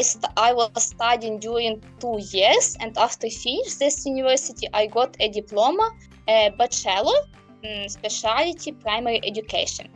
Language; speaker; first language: English; non-native, learner; Ukrainian